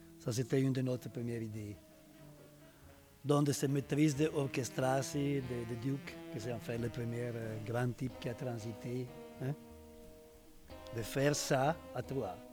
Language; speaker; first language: French; non-native, fluent; Italian